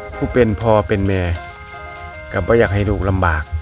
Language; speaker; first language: Thai; non-native, local second language; Northeastern Thai